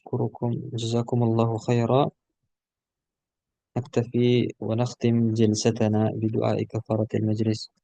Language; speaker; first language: Arabic; non-native, fluent; Indonesian